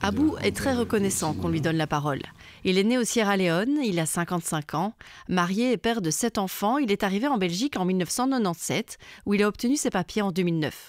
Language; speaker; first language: French; native; French